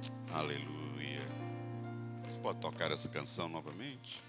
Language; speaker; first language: Portuguese; native; Portuguese